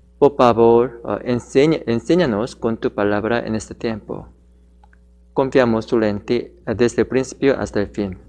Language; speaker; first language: Spanish; non-native, learner; Korean